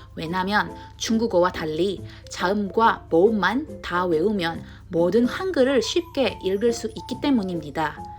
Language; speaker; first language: Korean; non-native, learner; Indonesian